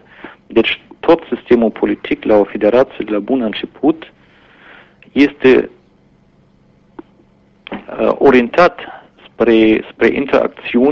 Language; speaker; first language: Romanian; non-native, fluent; German